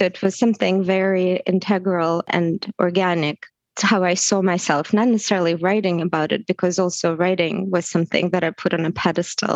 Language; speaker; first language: English; non-native, fluent; Russian